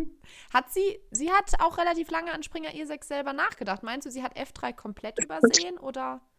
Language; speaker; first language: German; native; German